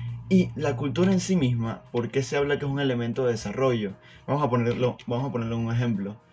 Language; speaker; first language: Spanish; native; Spanish